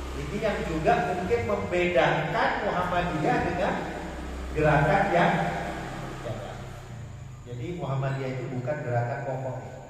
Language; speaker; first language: Indonesian; non-native, local second language; Madurese